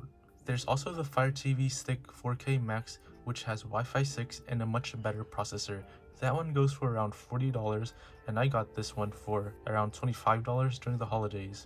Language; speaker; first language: English; native; English